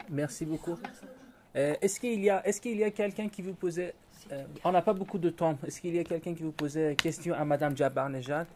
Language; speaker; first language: French; non-native, learner; Persian